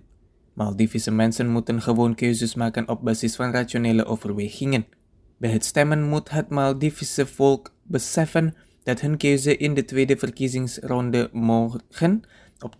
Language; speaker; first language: Dutch; non-native, fluent; Indonesian